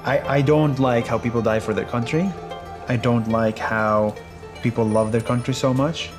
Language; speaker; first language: English; non-native, fluent; Arabic